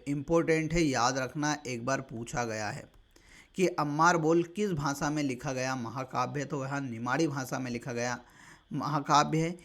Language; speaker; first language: Hindi; native; Hindi